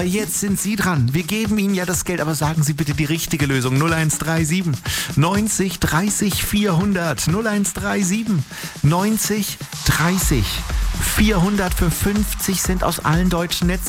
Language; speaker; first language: German; native; German